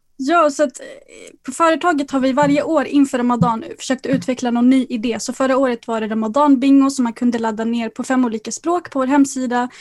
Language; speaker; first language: Swedish; early bilingual, other home language; Arabic